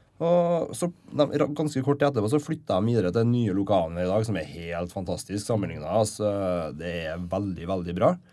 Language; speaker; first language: Norwegian; native; Norwegian